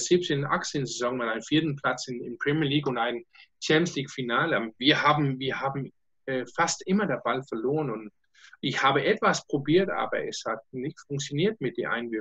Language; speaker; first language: German; non-native, learner; Danish